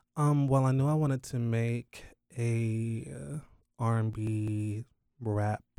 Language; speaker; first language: English; native; English